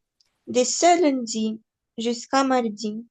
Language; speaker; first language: French; non-native, learner; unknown